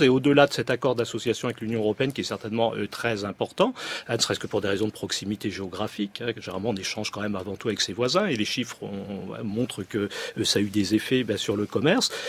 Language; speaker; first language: French; native; French